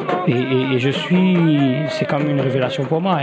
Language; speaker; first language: French; non-native, local second language; Réunion Creole French